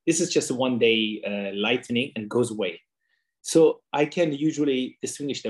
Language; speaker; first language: English; non-native, fluent; German